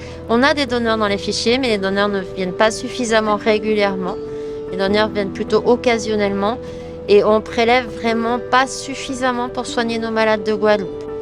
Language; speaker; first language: French; native; French